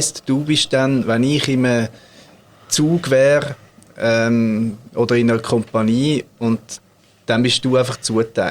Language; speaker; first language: German; native; German